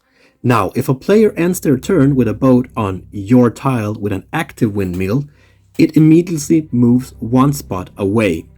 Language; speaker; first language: English; non-native, fluent; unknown